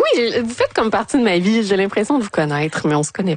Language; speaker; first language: French; native; French